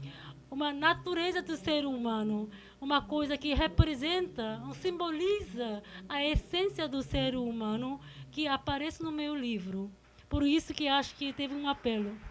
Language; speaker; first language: Portuguese; non-native, fluent; Korean